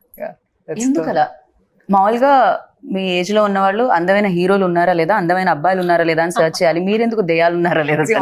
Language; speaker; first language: Telugu; native; Telugu